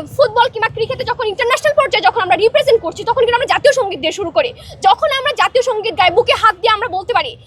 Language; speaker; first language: Bangla; non-native, local second language; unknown